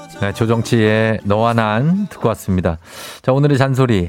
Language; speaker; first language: Korean; native; Korean